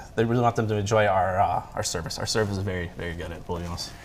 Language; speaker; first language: English; native; English